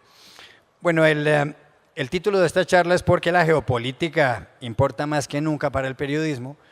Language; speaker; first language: Spanish; native; Spanish